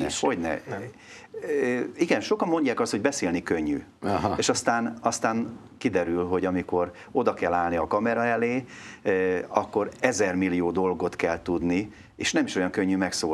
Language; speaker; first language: Hungarian; native; Hungarian